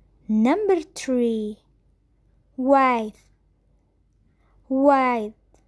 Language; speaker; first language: English; non-native, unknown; Indonesian